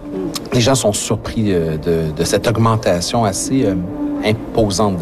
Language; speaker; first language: French; native; French